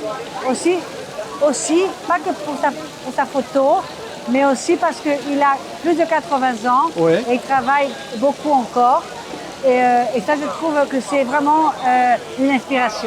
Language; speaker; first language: French; non-native, fluent; Portuguese